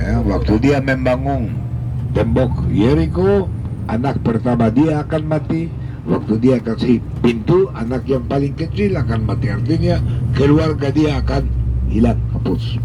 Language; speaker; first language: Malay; non-native, fluent; Hebrew